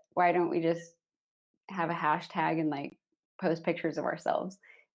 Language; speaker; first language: English; native; English